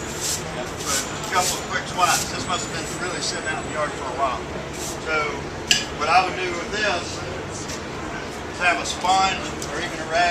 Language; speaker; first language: English; native; English